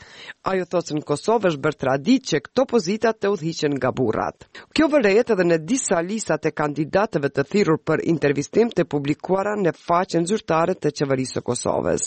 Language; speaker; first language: Albanian; native; Albanian